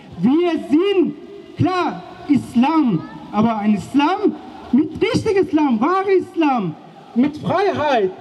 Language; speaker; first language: German; non-native, fluent; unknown